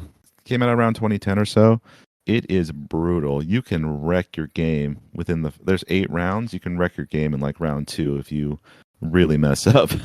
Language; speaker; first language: English; native; English